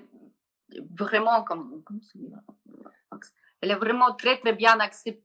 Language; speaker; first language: French; non-native, learner; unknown